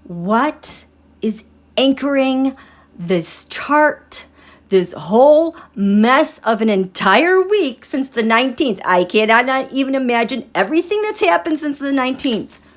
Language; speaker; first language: English; native; English